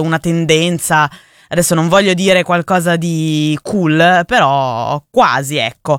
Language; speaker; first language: Italian; native; Italian